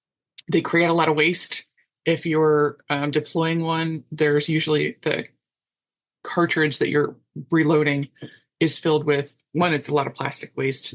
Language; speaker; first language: English; native; English